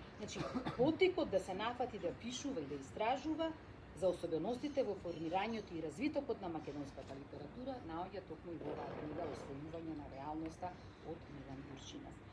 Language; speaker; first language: Macedonian; native; Macedonian